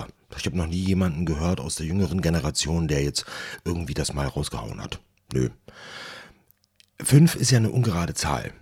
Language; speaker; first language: German; native; German